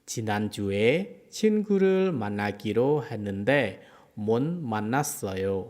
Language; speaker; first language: Korean; non-native, fluent; Khmer